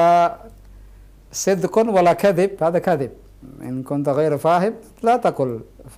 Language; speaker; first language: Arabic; non-native, fluent; Indonesian